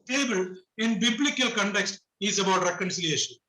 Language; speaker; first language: English; non-native, local second language; Malayalam